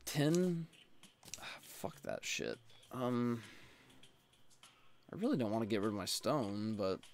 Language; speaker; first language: English; native; English